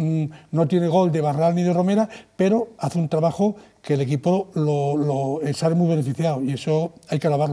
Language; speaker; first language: Spanish; native; Spanish